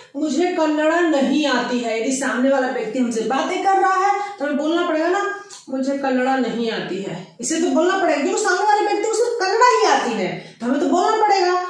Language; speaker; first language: Hindi; native; Hindi